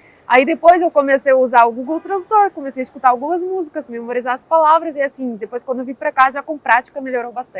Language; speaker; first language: Portuguese; non-native, fluent; Russian